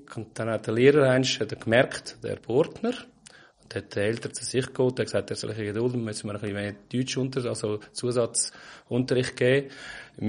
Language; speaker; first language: German; non-native, fluent; Portuguese